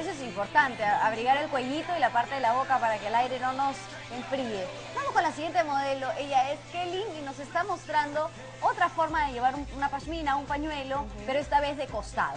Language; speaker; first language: Spanish; native; Spanish